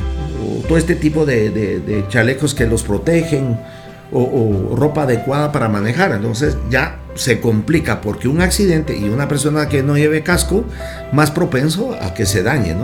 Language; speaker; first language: Spanish; native; Spanish